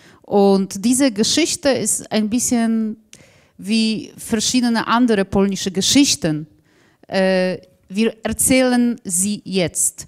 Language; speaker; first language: German; non-native, fluent; Polish